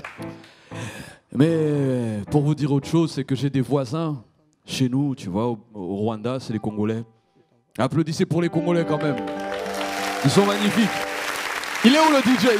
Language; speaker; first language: French; non-native, local second language; Kinyarwanda